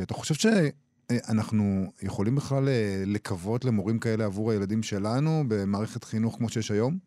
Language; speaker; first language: Hebrew; native; Hebrew